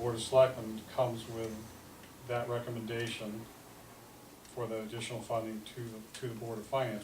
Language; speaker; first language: English; native; English